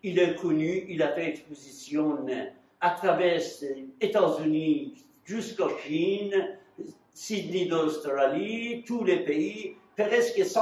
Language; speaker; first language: French; non-native, fluent; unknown